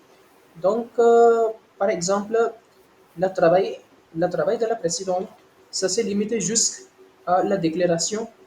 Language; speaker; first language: French; non-native, learner; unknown